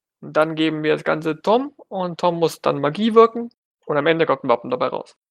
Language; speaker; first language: German; native; German